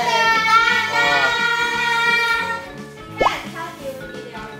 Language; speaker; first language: Chinese; native; Chinese